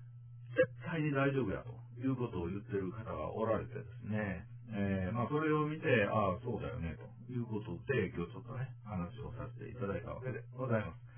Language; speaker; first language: Japanese; native; Japanese